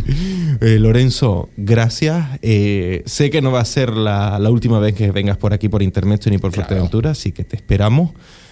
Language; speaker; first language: Spanish; native; Spanish